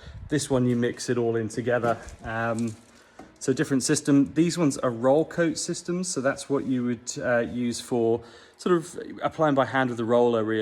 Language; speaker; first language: English; native; English